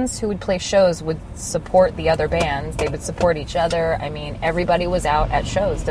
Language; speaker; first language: English; native; English